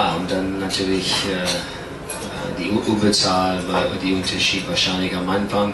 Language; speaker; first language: German; non-native, learner; English